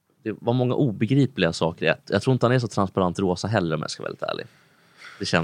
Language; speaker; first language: Swedish; native; Swedish